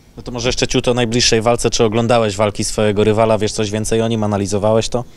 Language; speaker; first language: Polish; native; Polish